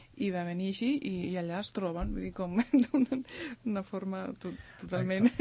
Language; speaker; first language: Catalan; early bilingual, other home language; Spanish